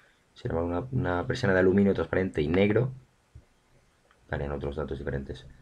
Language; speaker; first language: Spanish; native; Spanish